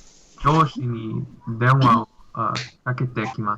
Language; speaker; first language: Japanese; non-native, learner; English